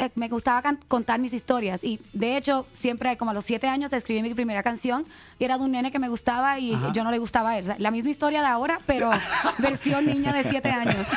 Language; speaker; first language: Spanish; native; Spanish